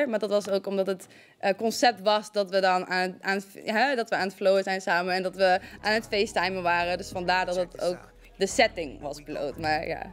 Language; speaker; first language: Dutch; native; Dutch